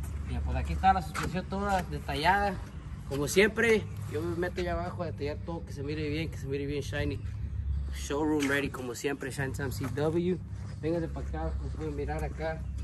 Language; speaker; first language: Spanish; early bilingual, heritage; Spanish